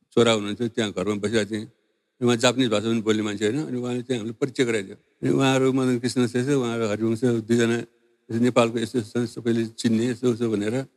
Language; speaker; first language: Nepali; non-native, local second language; Newari